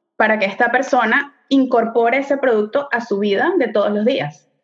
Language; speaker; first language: Spanish; native; Spanish